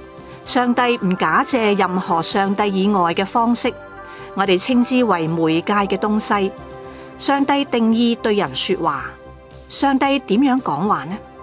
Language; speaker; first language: Chinese; non-native, local second language; Cantonese